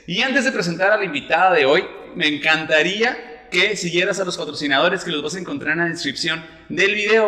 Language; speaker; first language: Spanish; native; Spanish